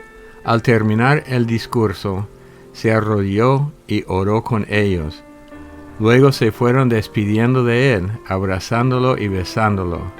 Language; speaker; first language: Spanish; native; Spanish